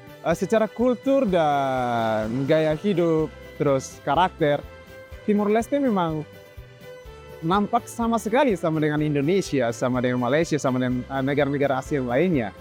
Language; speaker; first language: Indonesian; non-native, fluent; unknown